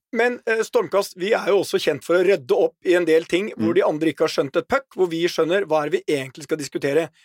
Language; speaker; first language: Norwegian; native; Norwegian